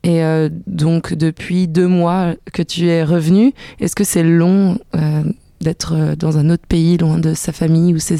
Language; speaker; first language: French; native; French